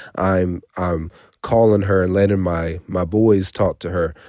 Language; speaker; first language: English; native; English